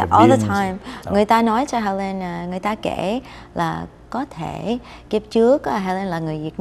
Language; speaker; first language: Vietnamese; non-native, fluent; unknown